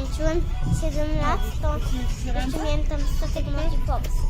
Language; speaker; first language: Polish; native; Polish